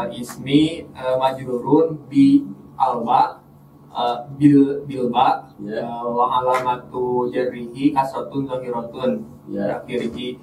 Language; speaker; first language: Arabic; non-native, learner; Indonesian